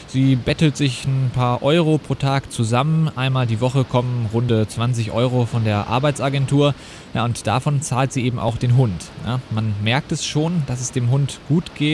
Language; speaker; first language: German; native; German